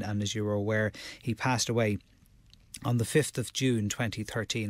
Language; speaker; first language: English; native; English